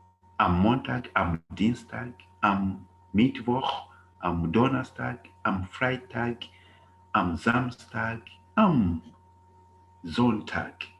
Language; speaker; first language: German; non-native, fluent; English